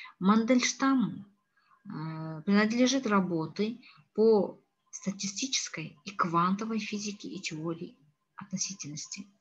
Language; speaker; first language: Russian; non-native, local second language; Kazakh